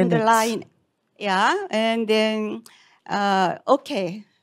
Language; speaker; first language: English; non-native, fluent; Korean